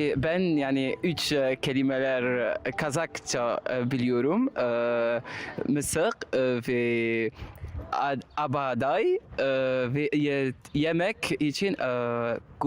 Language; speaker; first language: Turkish; non-native, learner; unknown